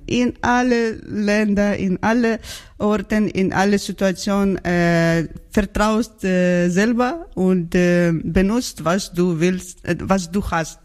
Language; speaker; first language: German; non-native, learner; Georgian